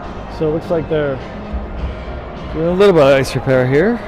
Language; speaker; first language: English; native; English